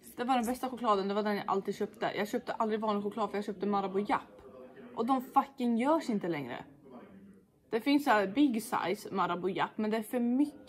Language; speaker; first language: Swedish; native; Swedish